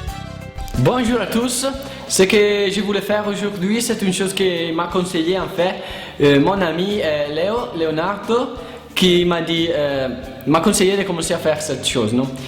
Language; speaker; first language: French; non-native, learner; Italian